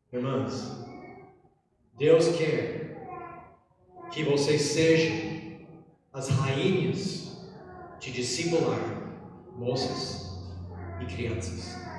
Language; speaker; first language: Portuguese; non-native, fluent; English